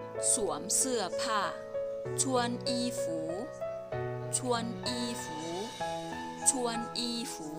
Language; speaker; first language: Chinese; non-native, fluent; Thai